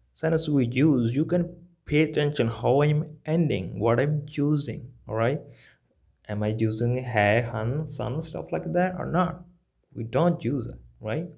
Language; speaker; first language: English; non-native, local second language; Punjabi